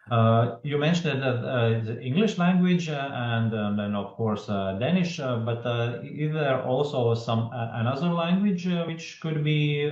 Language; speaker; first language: English; non-native, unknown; Latvian